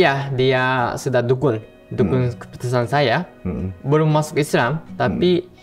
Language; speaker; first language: Indonesian; non-native, fluent; Japanese